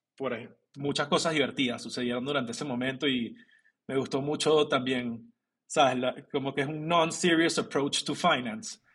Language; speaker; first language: Spanish; native; Spanish